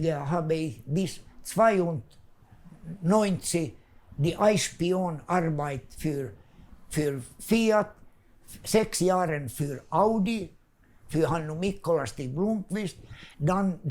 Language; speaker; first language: German; non-native, fluent; Finnish